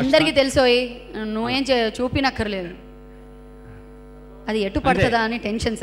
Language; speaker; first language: Telugu; native; Telugu